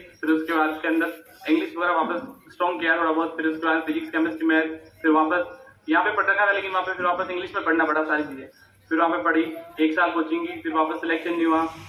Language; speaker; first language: Hindi; native; Hindi